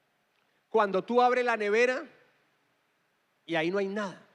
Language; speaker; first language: Spanish; native; Spanish